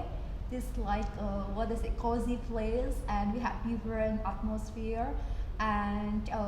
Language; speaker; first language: English; non-native, learner; Indonesian